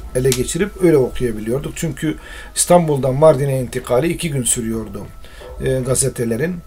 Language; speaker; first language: Turkish; non-native, local second language; Arabic